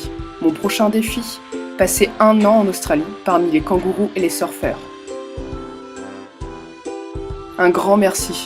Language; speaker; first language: French; native; French